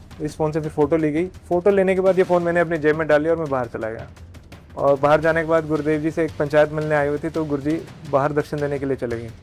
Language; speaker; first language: Hindi; native; Hindi